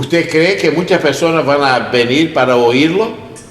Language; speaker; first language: Spanish; non-native, learner; English